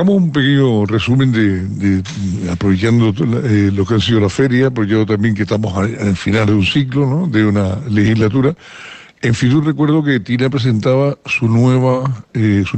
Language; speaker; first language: Spanish; native; Spanish